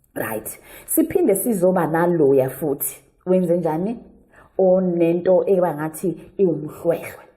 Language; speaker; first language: Zulu; native; Zulu